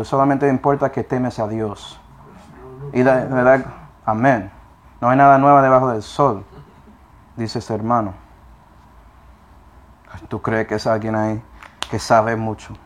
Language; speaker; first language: Spanish; non-native, fluent; English